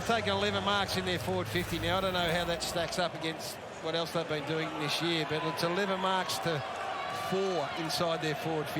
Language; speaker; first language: English; native; English